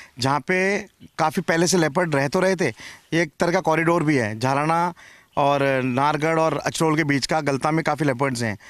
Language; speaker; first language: Hindi; native; Hindi